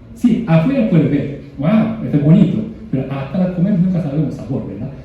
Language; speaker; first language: Spanish; non-native, learner; Japanese